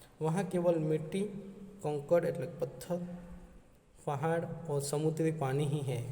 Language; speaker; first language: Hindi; non-native, local second language; Gujarati